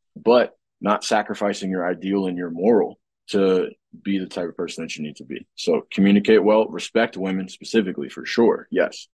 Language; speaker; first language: English; native; English